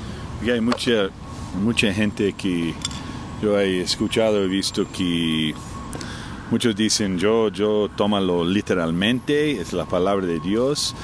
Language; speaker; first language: Spanish; non-native, fluent; English